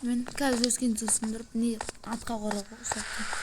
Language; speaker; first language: Kazakh; native; Kazakh